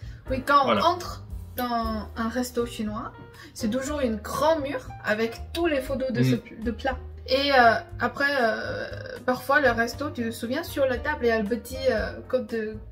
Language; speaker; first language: French; non-native, fluent; Chinese